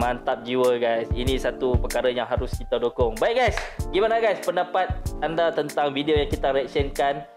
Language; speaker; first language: Malay; native; Malay